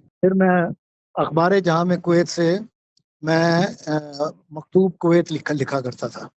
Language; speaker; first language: Urdu; native; Urdu